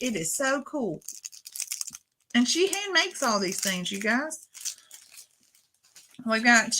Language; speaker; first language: English; native; English